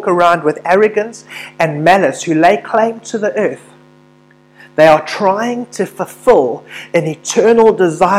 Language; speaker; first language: English; native; English